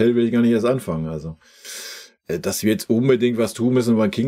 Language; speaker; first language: German; native; German